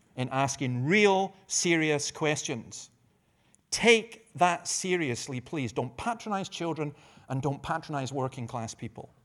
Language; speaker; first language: English; native; English